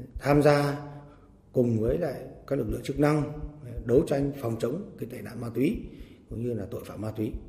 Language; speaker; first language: Vietnamese; native; Vietnamese